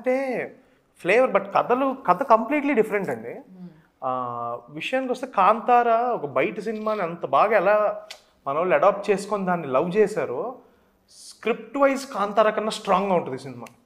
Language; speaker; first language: Telugu; native; Telugu